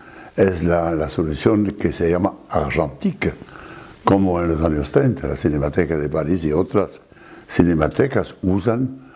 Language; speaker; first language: Spanish; non-native, fluent; French